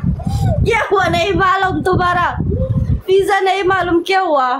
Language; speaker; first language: Hindi; non-native, learner; Pashto